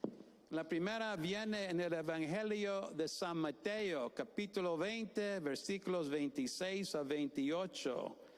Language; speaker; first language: Spanish; non-native, fluent; English